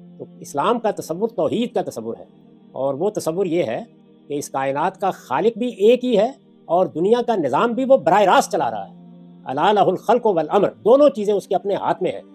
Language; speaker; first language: Urdu; non-native, local second language; Punjabi